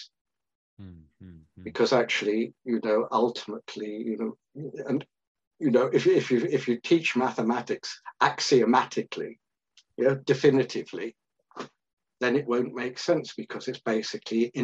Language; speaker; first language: English; native; English